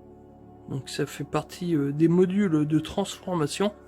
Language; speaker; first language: French; native; French